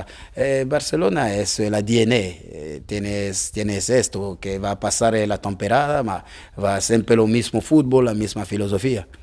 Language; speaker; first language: Spanish; non-native, learner; French